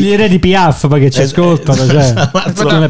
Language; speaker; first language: Italian; native; Italian